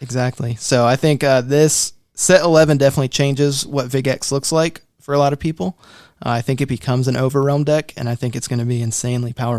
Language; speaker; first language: English; native; English